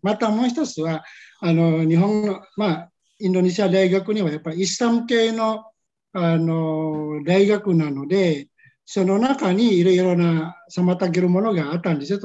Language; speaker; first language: Japanese; non-native, fluent; Indonesian